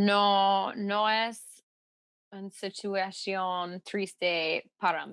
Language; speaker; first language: Spanish; non-native, learner; English